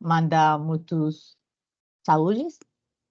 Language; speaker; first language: Portuguese; non-native, learner; Spanish